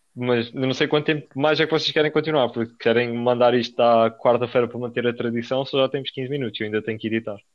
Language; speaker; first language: Portuguese; native; Portuguese